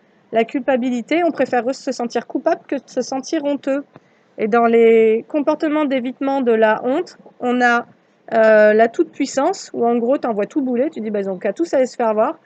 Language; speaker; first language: French; native; French